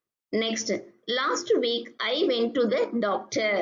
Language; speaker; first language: English; non-native, local second language; Tamil